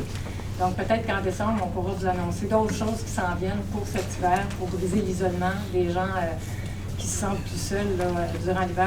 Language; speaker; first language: French; native; French